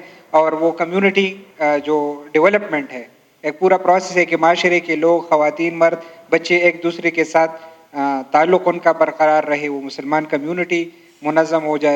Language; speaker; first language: Urdu; native; Urdu